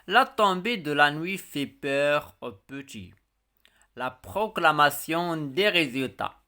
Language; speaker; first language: French; non-native, local second language; Arabic